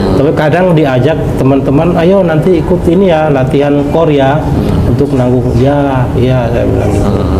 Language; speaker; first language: Indonesian; non-native, local second language; Tetum